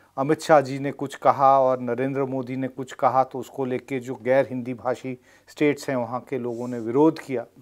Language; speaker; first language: Hindi; non-native, local second language; Bangla